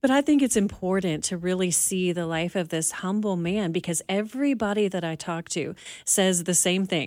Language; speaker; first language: English; native; English